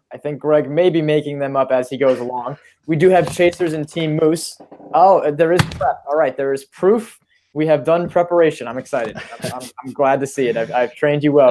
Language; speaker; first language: English; native; English